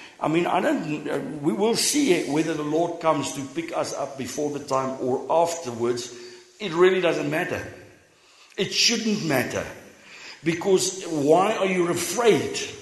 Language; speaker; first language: English; non-native, local second language; Afrikaans